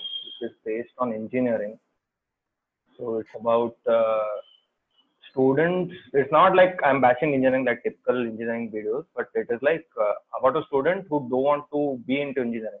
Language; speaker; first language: English; non-native, local second language; Kannada